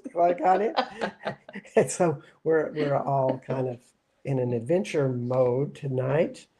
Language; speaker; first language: English; native; English